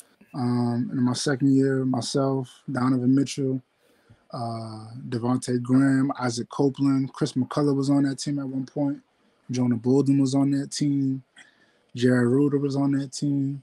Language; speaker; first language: English; native; English